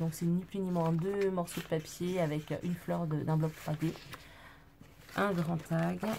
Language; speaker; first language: French; native; French